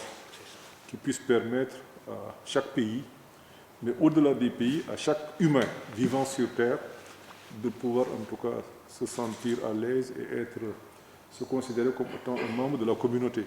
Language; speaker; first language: French; non-native, local second language; Wolof